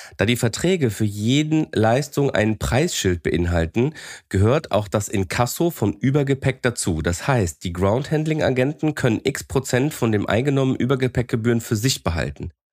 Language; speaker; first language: German; early bilingual, other home language; Greek